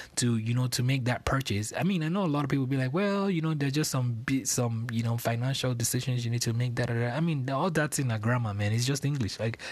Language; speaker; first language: English; non-native, local second language; Yoruba